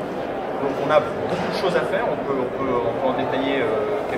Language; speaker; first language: French; native; French